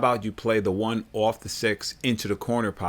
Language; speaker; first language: English; native; English